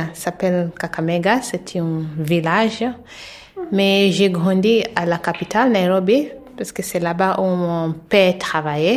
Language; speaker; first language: French; non-native, learner; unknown